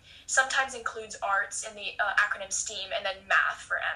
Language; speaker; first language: English; native; English